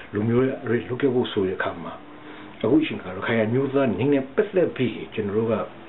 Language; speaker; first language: Burmese; native; Burmese